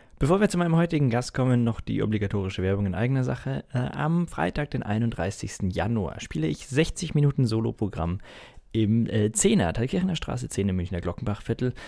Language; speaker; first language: German; native; German